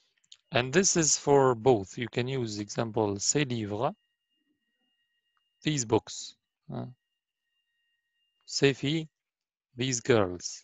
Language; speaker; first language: English; non-native, learner; Arabic